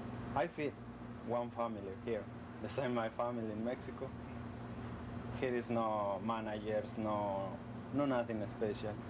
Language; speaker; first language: English; non-native, learner; Spanish